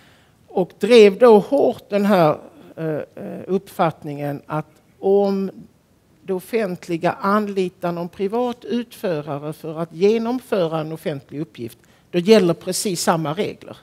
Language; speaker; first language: Swedish; native; Swedish